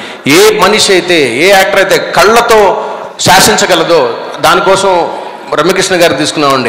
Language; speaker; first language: Telugu; native; Telugu